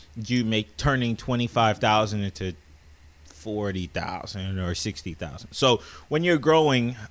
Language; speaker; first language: English; native; English